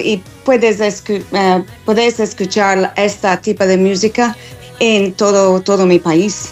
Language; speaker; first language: Spanish; non-native, fluent; English